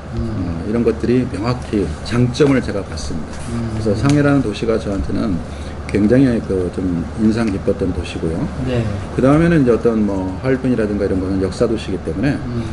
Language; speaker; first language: Korean; native; Korean